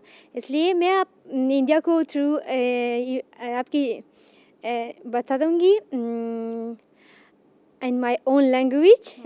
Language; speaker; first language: Hindi; non-native, learner; Persian